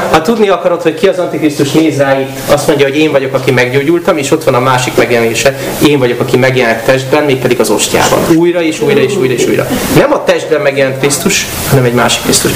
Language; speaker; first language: Hungarian; native; Hungarian